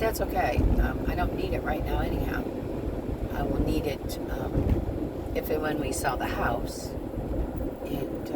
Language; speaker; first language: English; native; English